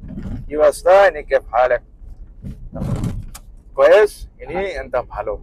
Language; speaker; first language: Arabic; non-native, learner; Bangla